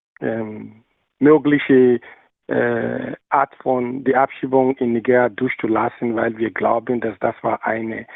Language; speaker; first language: German; non-native, learner; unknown